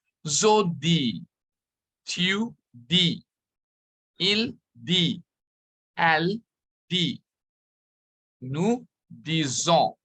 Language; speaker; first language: French; non-native, fluent; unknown